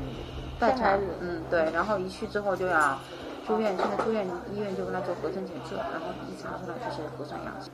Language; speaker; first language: Chinese; native; Chinese